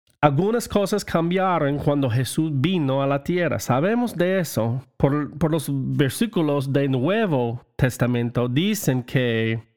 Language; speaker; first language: Spanish; non-native, learner; English